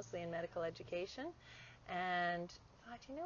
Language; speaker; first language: English; native; English